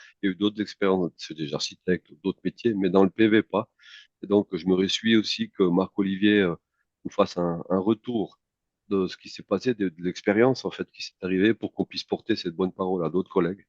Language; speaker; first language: French; native; French